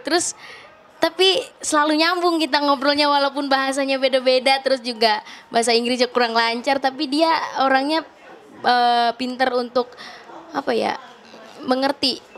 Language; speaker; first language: Indonesian; native; Indonesian